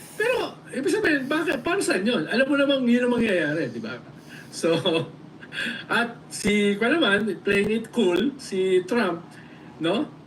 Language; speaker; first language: Filipino; native; Filipino